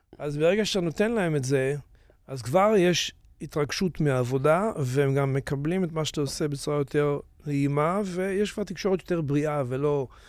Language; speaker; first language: Hebrew; native; Hebrew